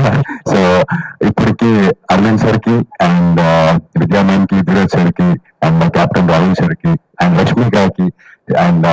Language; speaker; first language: Telugu; non-native, fluent; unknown